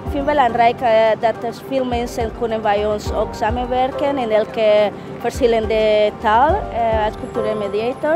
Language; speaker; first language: Dutch; non-native, learner; Spanish